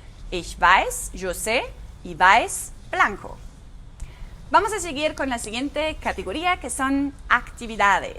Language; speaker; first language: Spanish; non-native, fluent; German